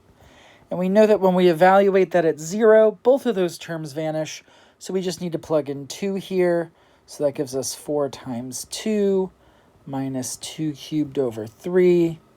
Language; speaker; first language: English; native; English